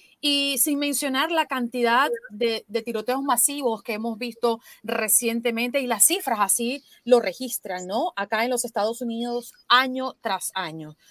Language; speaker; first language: Spanish; native; Spanish